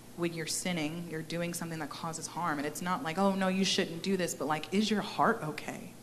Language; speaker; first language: English; native; English